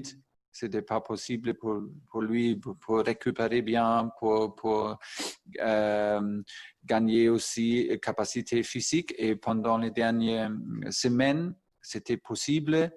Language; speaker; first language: French; non-native, fluent; German